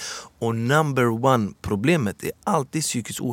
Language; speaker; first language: Swedish; early bilingual, other home language; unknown